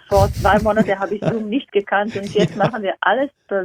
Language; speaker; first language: German; non-native, fluent; Hebrew